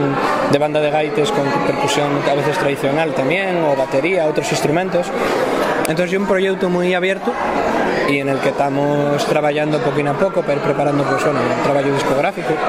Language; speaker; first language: Spanish; native; Spanish